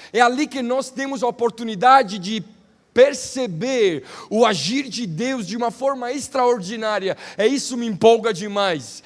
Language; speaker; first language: Portuguese; non-native, fluent; Italian